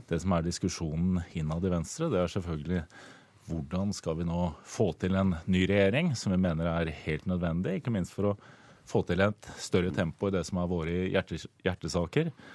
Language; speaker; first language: Norwegian; native; Norwegian